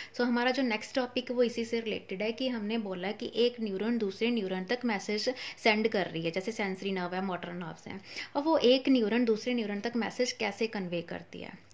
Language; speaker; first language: Hindi; non-native, local second language; Punjabi